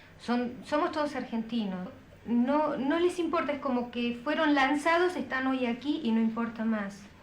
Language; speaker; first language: Spanish; native; Spanish